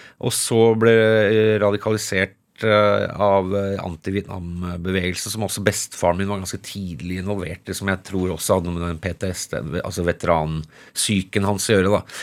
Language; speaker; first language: Norwegian; early bilingual, other home language; English